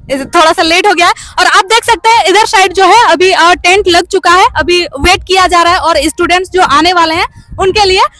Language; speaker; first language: Hindi; native; Hindi